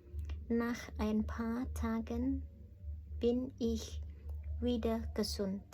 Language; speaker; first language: German; non-native, learner; Khmer